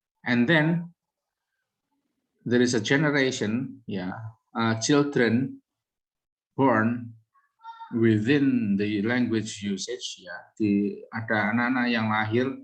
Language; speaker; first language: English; non-native, fluent; Indonesian